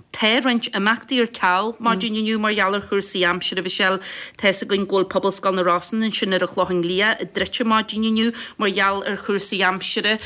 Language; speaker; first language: Irish; native; Irish